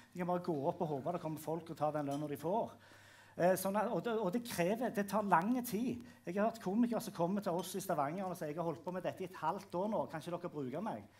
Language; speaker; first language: Norwegian; native; Norwegian